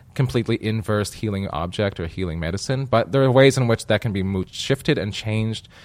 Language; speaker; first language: English; native; English